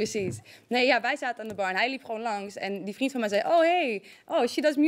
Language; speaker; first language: Dutch; native; Dutch